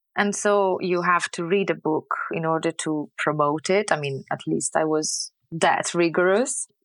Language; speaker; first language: English; non-native, fluent; Italian